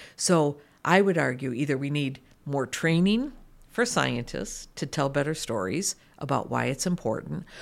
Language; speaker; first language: English; native; English